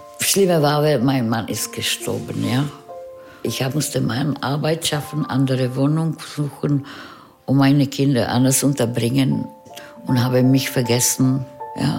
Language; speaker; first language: German; non-native, fluent; Czech